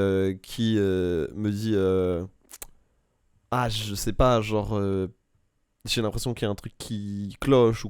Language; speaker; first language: French; native; French